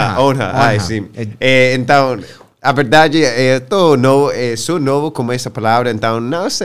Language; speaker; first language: Portuguese; non-native, learner; English